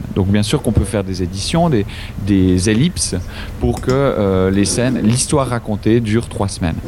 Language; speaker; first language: French; native; French